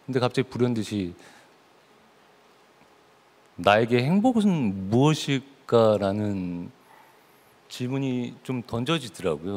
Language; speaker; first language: Korean; native; Korean